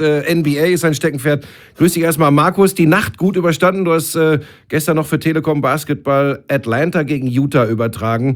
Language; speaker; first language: German; native; German